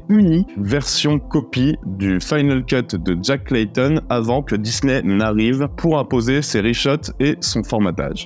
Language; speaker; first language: French; native; French